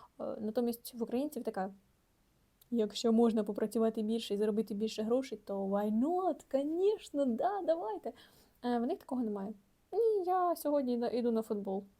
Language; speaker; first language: Ukrainian; native; Ukrainian